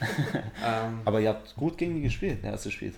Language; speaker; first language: German; native; German